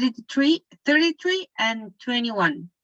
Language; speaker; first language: English; non-native, learner; Spanish